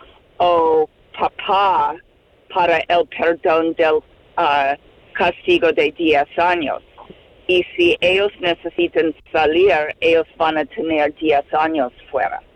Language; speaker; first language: Spanish; non-native, fluent; English